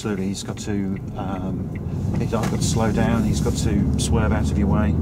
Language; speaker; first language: English; native; English